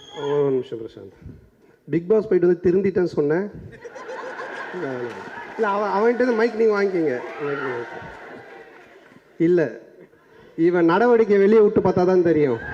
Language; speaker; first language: Tamil; native; Tamil